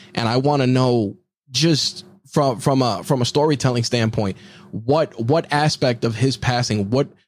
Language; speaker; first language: English; early bilingual, other home language; Spanish